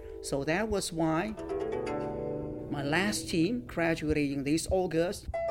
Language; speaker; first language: English; non-native, fluent; Chinese